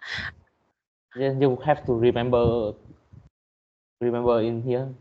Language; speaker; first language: English; non-native, learner; Vietnamese